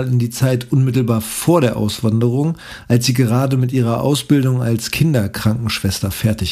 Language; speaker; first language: German; native; German